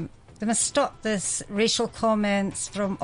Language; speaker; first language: English; native; English